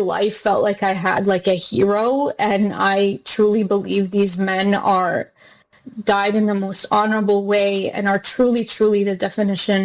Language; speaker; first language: English; native; English